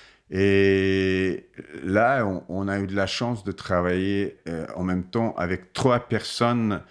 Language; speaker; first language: French; non-native, fluent; Russian